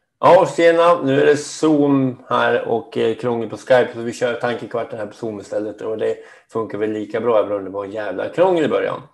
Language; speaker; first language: Swedish; native; Swedish